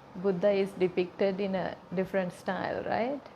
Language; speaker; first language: English; non-native, local second language; Sinhala